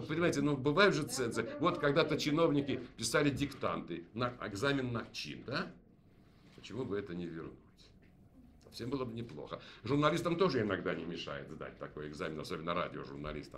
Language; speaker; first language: Russian; native; Russian